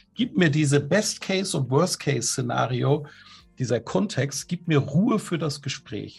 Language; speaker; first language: German; native; German